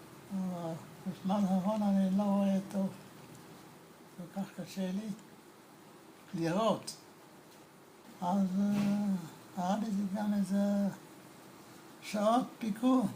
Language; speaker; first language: Hebrew; non-native, learner; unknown